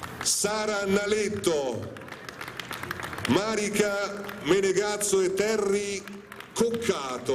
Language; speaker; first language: Italian; native; Italian